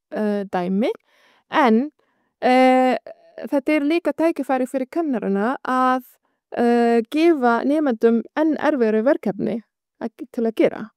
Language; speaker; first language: Icelandic; non-native, fluent; Arabic